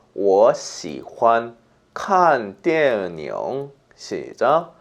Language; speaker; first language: Chinese; non-native, fluent; Korean